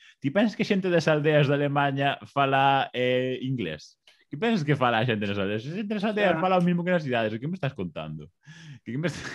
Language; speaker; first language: Galician; non-native, local second language; Spanish